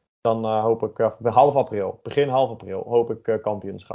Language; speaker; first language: Dutch; native; Dutch